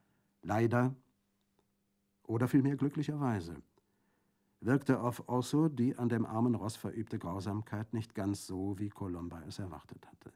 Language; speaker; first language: German; native; German